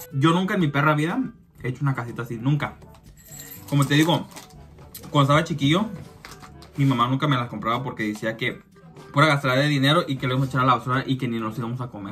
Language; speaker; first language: Spanish; early bilingual, heritage; Spanish